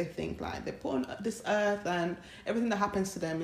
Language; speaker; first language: English; non-native, local second language; Ganda